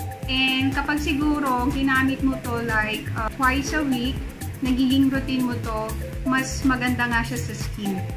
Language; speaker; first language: Filipino; native; Filipino